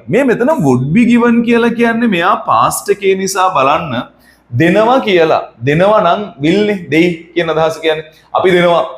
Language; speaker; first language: Sinhala; native; Sinhala